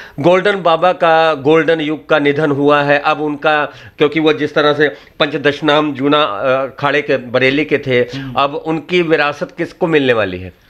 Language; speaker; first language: Hindi; native; Hindi